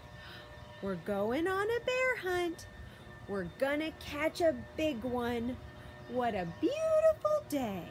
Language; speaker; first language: English; native; English